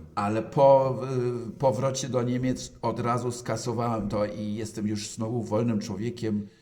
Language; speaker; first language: Polish; non-native, fluent; German